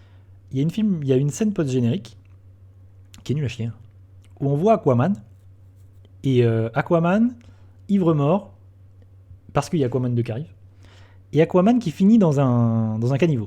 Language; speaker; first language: French; native; French